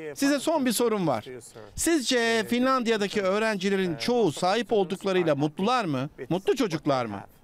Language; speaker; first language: Turkish; native; Turkish